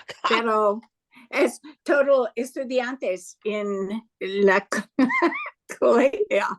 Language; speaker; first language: Spanish; non-native, learner; English